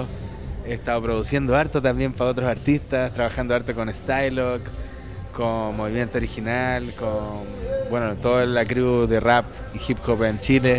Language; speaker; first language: Spanish; native; Spanish